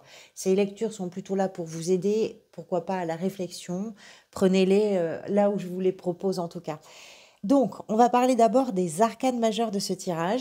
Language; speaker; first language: French; native; French